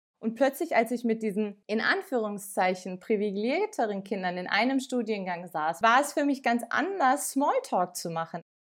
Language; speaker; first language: German; early bilingual, other home language; Turkish